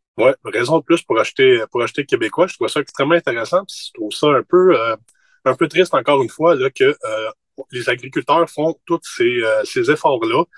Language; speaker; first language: French; native; French